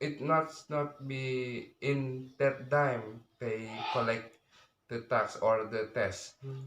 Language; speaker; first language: English; non-native, learner; Indonesian